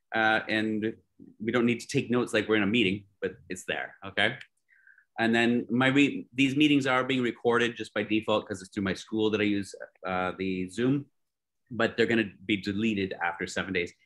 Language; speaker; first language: English; native; English